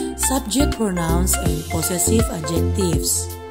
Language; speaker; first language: English; non-native, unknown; Indonesian